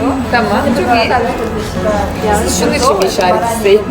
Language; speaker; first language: Turkish; native; Turkish